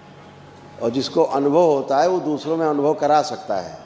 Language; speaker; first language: Hindi; native; Hindi